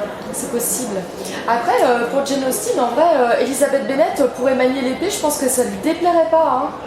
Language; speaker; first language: French; native; French